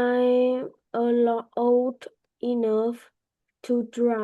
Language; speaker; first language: English; non-native, learner; Vietnamese